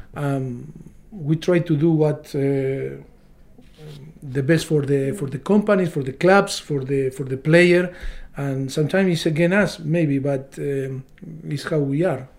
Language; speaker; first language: English; non-native, learner; Spanish